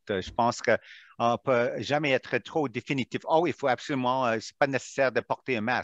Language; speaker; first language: French; non-native, local second language; English